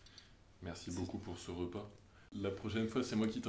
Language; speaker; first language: French; native; French